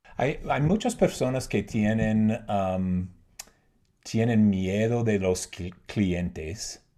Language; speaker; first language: Spanish; non-native, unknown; English